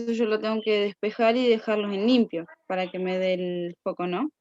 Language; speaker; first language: Spanish; native; Spanish